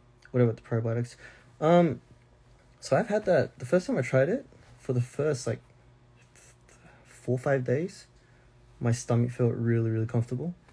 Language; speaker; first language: English; early bilingual, other home language; Korean